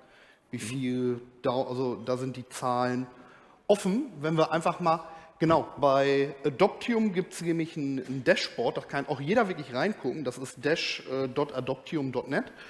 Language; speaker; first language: German; native; German